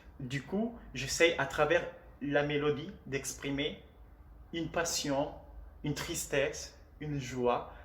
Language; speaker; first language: French; non-native, fluent; Spanish